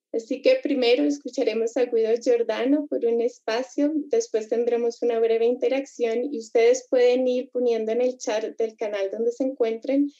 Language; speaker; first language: Spanish; native; Spanish